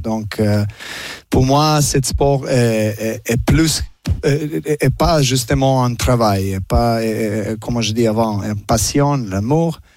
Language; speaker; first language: French; non-native, learner; Serbian